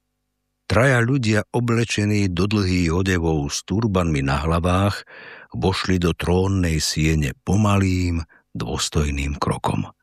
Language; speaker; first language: Slovak; native; Slovak